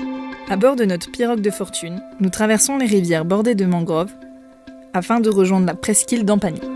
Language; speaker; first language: French; native; French